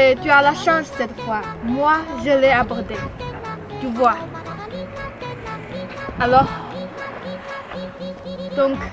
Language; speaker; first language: French; non-native, learner; Chinese